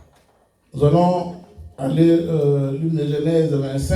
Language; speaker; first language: French; non-native, local second language; Lingala